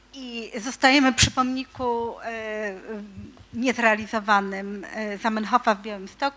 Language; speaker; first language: Polish; native; Polish